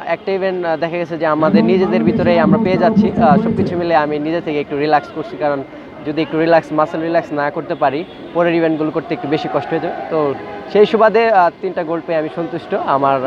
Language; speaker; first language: Bangla; native; Bangla